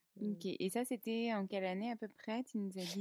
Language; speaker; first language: French; native; French